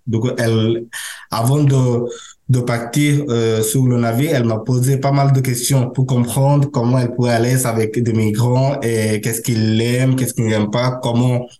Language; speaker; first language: French; non-native, learner; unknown